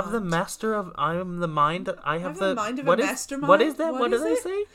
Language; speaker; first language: English; native; English